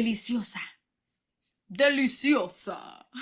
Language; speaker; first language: Spanish; non-native, learner; English